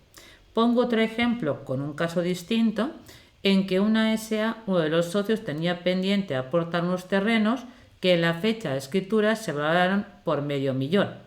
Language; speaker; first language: Spanish; native; Spanish